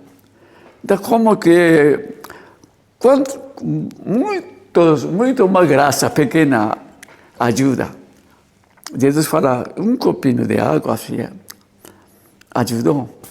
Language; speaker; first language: Portuguese; non-native, learner; Japanese